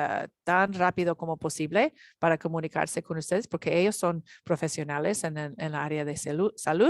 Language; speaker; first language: Spanish; non-native, learner; English